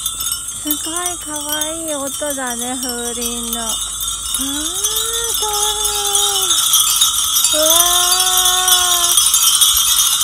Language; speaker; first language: Japanese; native; Japanese